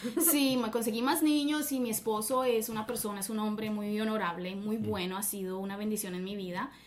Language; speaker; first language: Spanish; native; Spanish